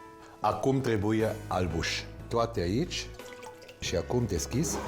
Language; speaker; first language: Romanian; non-native, learner; Swiss German